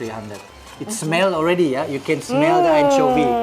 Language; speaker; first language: English; non-native, fluent; Indonesian